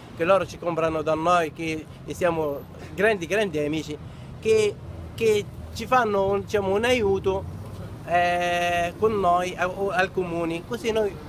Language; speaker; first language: Italian; non-native, learner; Arabic